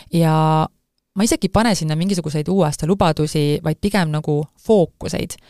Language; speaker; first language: Estonian; native; Estonian